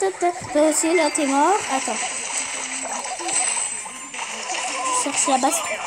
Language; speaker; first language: French; native; French